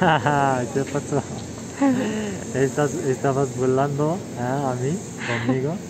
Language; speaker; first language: Spanish; non-native, learner; Turkish